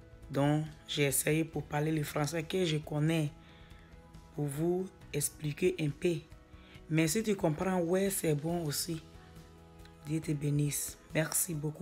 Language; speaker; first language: French; non-native, learner; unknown